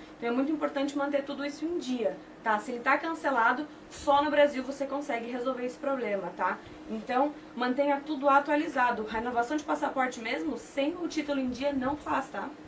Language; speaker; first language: Portuguese; native; Portuguese